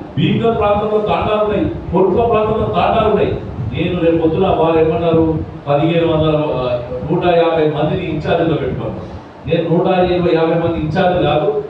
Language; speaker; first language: Telugu; non-native, local second language; Lambadi